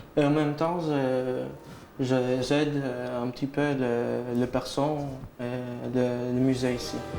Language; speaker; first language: French; non-native, learner; Greek